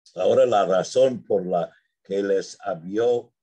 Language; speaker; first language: Spanish; non-native, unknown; English